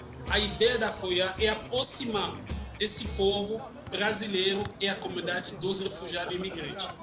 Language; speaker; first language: Portuguese; non-native, fluent; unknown